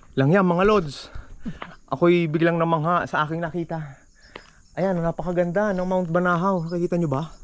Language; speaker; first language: Filipino; native; Filipino